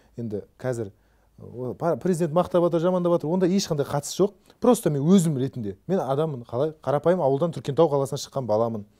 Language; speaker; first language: Kazakh; native; Kazakh